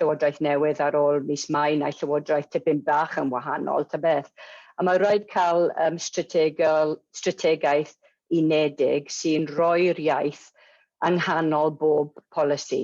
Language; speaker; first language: Welsh; non-native, local second language; English